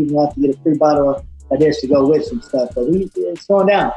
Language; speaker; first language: English; native; English